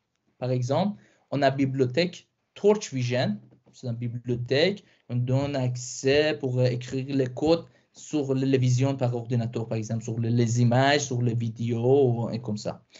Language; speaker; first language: French; non-native, fluent; Persian